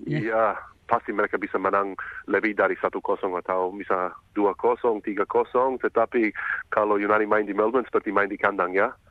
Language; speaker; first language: Indonesian; non-native, fluent; English